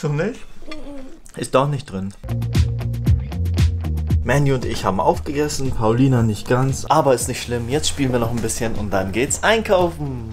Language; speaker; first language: German; native; German